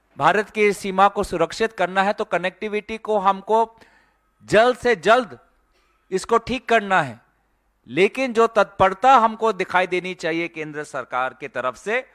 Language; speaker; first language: Hindi; non-native, local second language; Assamese